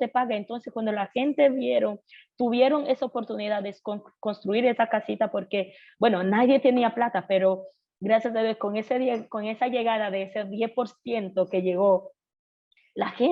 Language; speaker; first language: Spanish; non-native, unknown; Haitian Creole